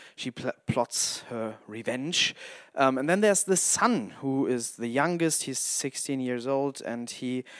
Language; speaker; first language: English; non-native, fluent; German